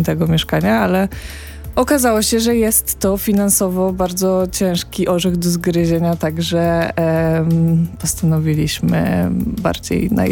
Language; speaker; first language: Polish; native; Polish